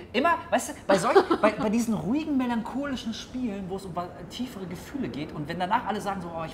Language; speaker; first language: German; native; German